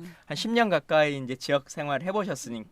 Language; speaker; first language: Korean; native; Korean